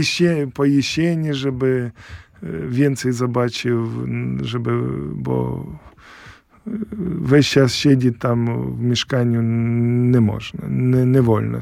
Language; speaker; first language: Polish; non-native, fluent; Ukrainian